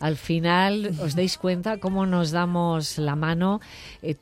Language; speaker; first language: Spanish; native; Spanish